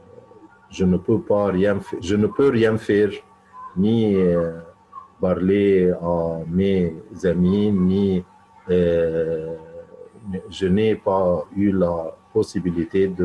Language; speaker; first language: French; non-native, fluent; Arabic